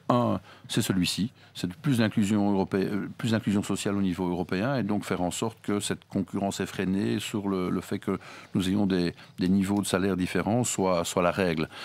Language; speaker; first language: French; native; French